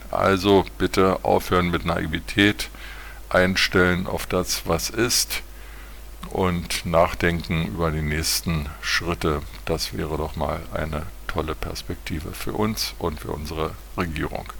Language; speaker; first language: German; native; German